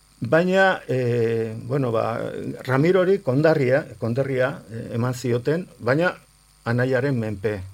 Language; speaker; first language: Basque; non-native, local second language; Spanish